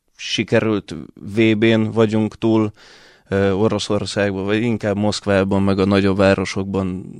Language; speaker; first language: Hungarian; early bilingual, other home language; Russian